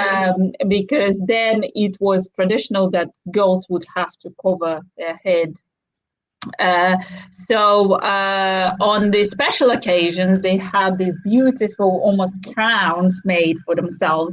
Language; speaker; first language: English; non-native, fluent; Russian